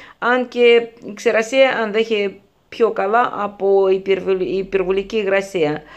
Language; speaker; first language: Greek; non-native, fluent; Russian